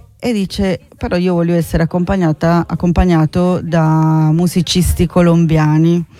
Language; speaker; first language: Italian; non-native, fluent; Spanish